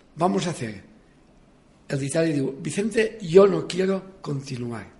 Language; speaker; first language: Spanish; non-native, local second language; Catalan